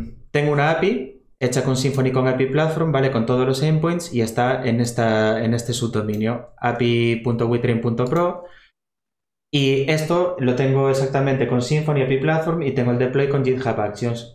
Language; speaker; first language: Spanish; native; Spanish